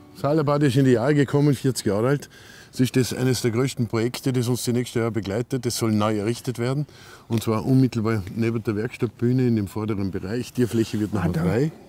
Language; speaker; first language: German; native; German